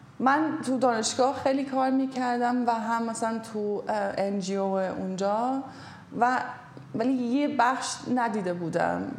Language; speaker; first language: Persian; non-native, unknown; German